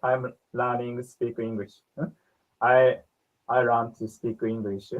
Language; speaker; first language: English; non-native, learner; Japanese